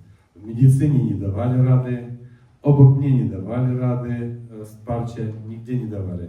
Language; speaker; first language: Polish; non-native, learner; Russian